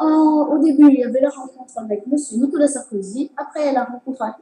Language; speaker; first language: French; native; French